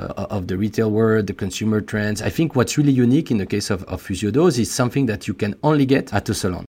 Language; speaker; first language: English; non-native, fluent; French